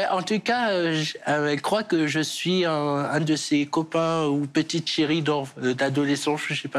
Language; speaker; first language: French; early bilingual, other home language; Portuguese